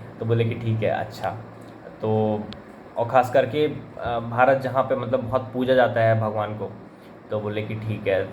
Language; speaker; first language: Hindi; native; Hindi